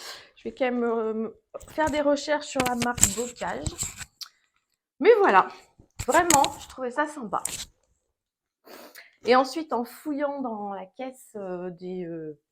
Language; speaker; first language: French; native; French